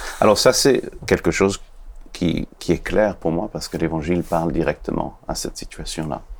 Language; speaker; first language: French; non-native, fluent; Hebrew